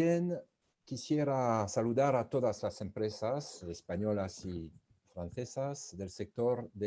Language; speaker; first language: Spanish; non-native, fluent; French